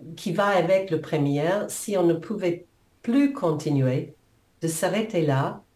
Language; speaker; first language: French; non-native, fluent; English